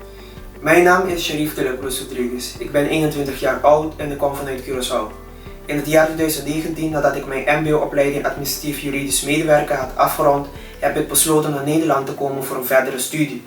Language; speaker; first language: Dutch; non-native, local second language; Papiamento